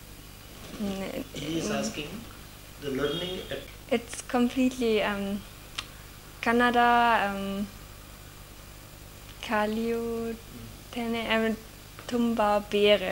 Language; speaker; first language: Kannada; non-native, learner; German